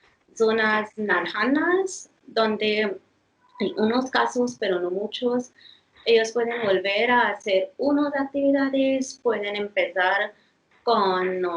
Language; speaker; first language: Spanish; non-native, fluent; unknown